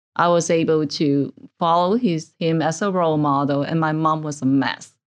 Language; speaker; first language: English; non-native, local second language; Cantonese